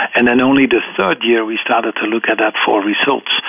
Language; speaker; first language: English; non-native, fluent; Dutch